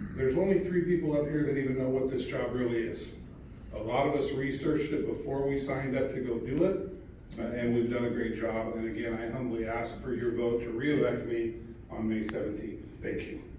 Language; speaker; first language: English; native; English